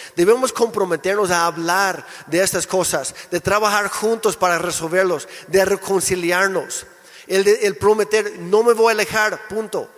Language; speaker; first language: Spanish; non-native, fluent; English